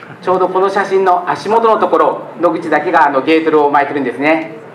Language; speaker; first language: Japanese; native; Japanese